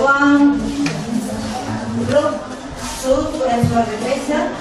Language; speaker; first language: English; non-native, learner; Indonesian